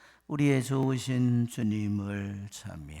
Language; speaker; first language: Korean; native; Korean